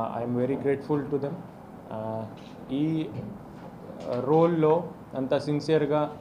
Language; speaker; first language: Telugu; non-native, local second language; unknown